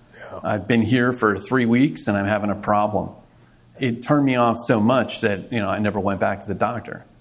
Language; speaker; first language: English; native; English